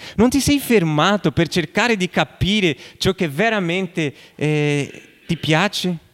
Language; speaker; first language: Italian; non-native, fluent; Portuguese